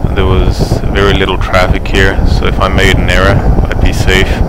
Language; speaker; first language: English; native; English